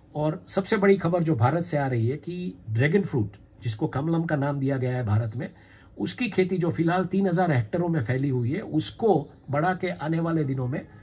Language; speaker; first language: Hindi; non-native, local second language; Gujarati